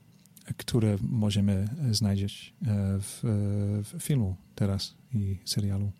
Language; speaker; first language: Polish; non-native, learner; English